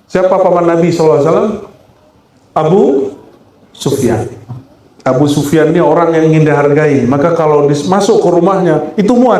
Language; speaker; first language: Indonesian; native; Indonesian